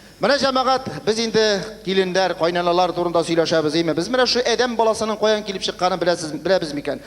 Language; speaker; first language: Tatar; native; Tatar